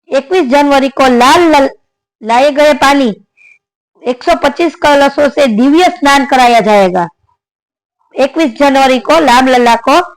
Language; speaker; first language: Hindi; non-native, local second language; Gujarati